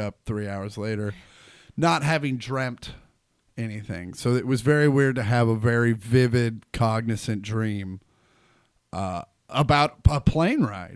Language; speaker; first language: English; native; English